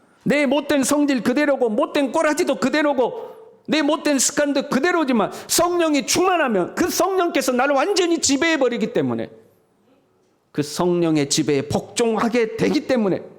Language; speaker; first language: Korean; native; Korean